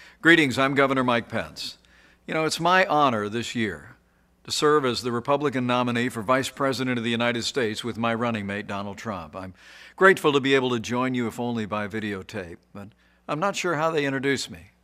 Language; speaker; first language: English; native; English